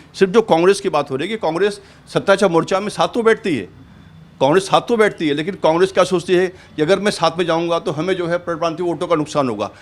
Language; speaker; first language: Hindi; native; Hindi